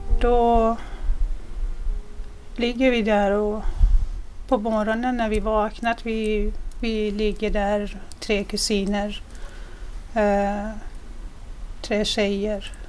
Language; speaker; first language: Swedish; non-native, fluent; Persian